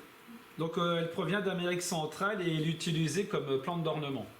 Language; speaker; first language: French; native; French